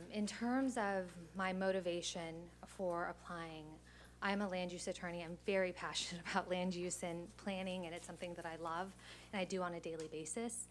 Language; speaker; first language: English; native; English